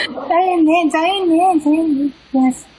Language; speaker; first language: English; non-native, learner; Korean